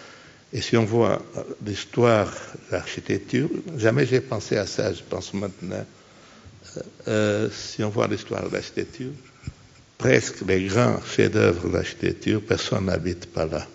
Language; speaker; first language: French; non-native, fluent; Portuguese